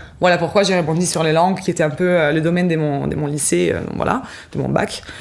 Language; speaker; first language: French; non-native, fluent; Italian